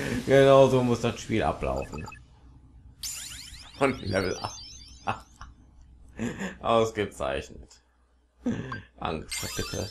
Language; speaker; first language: German; native; German